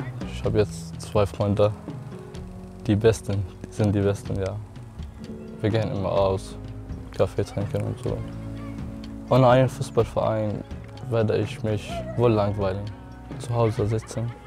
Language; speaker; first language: German; non-native, learner; Arabic